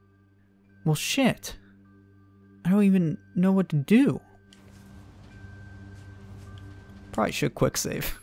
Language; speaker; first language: English; native; English